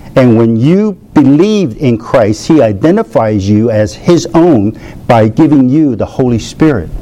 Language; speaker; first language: English; early bilingual, other home language; Chinese